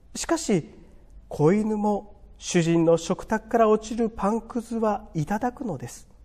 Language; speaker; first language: Japanese; native; Japanese